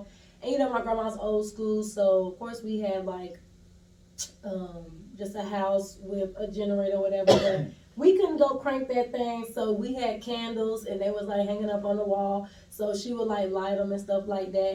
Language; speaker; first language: English; native; English